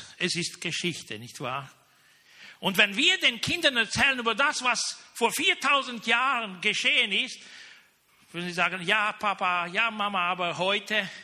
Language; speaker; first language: German; non-native, fluent; Romanian